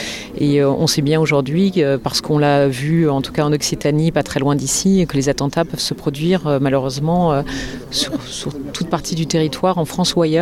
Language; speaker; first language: French; native; French